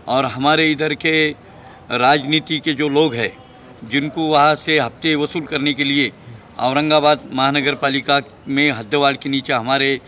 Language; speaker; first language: Hindi; non-native, local second language; Marathi